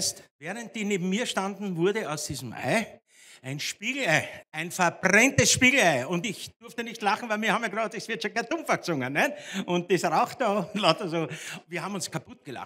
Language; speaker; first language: German; native; German